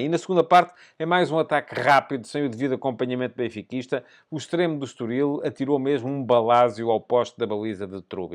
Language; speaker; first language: Portuguese; native; Portuguese